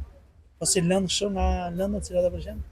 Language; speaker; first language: Albanian; native; Albanian